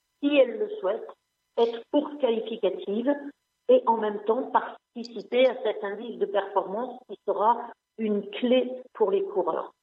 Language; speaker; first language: French; non-native, local second language; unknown